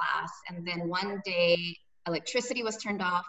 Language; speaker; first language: English; early bilingual, other home language; Cebuano